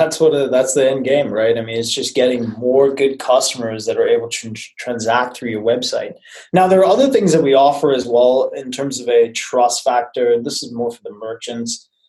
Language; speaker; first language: English; native; English